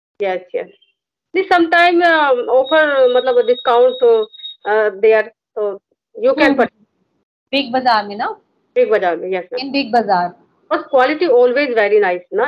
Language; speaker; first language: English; non-native, learner; Hindi